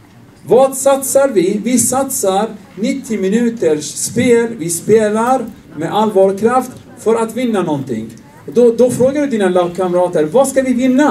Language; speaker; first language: Swedish; non-native, fluent; Arabic